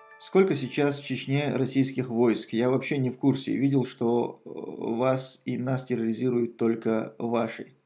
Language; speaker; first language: Russian; non-native, local second language; Chechen